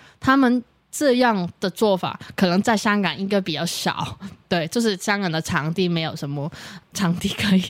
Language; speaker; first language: Chinese; native; Chinese